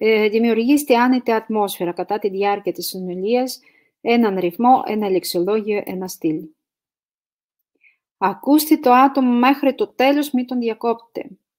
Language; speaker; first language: Greek; non-native, fluent; Russian